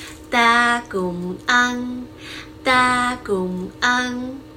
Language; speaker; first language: Vietnamese; early bilingual, heritage; Vietnamese